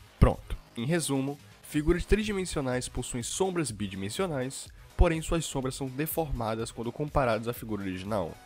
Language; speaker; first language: Portuguese; native; Portuguese